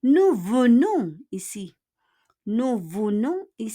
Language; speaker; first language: French; non-native, fluent; Filipino